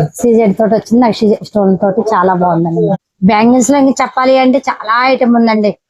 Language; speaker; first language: Telugu; native; Telugu